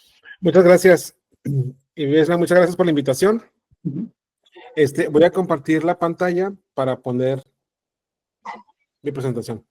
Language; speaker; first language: Spanish; native; Spanish